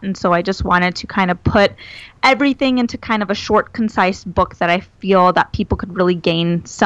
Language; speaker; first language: English; native; English